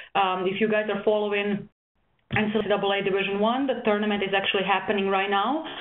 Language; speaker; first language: English; non-native, fluent; Serbian